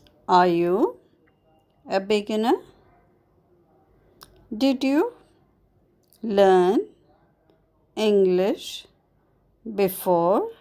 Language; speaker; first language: English; non-native, fluent; Arabic